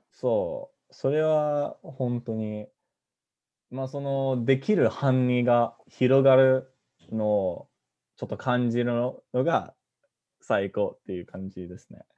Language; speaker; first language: Japanese; non-native, fluent; English